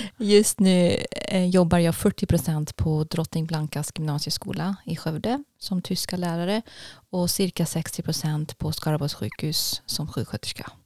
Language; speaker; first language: Swedish; non-native, fluent; German